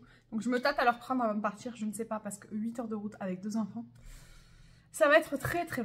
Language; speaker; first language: French; native; French